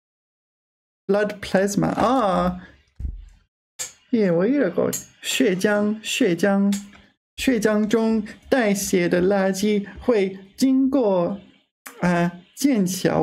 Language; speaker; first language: Chinese; non-native, learner; English